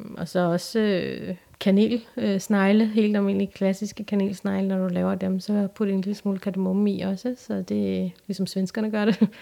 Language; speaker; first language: Danish; early bilingual, other home language; Turkish